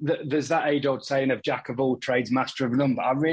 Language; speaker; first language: English; native; English